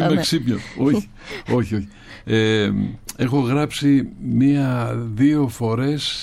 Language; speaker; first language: Greek; native; Greek